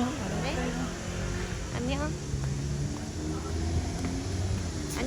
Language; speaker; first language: Korean; non-native, learner; Vietnamese